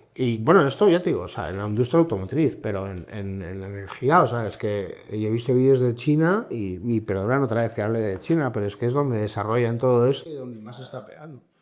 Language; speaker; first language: Spanish; native; Spanish